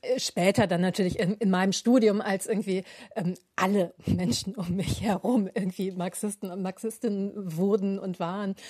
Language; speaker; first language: German; native; German